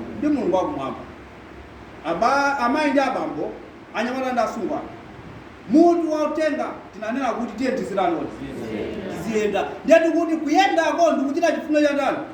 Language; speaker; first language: Nyanja; non-native, local second language; Tumbuka